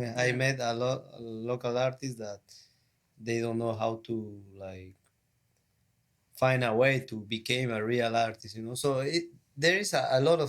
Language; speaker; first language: English; non-native, learner; Spanish